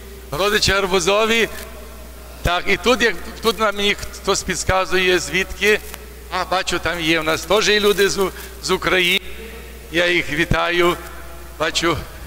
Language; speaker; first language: Ukrainian; native; Ukrainian